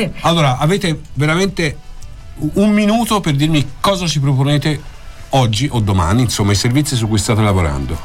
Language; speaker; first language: Italian; native; Italian